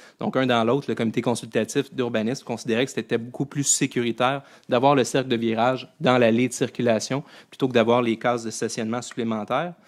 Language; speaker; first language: French; native; French